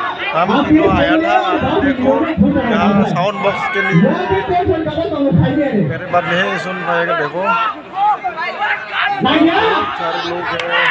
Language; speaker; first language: Hindi; non-native, local second language; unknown